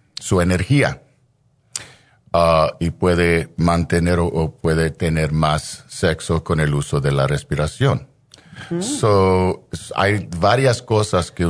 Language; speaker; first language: Spanish; early bilingual, heritage; Spanish